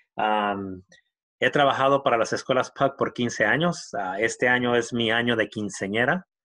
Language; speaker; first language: Spanish; early bilingual, heritage; Spanish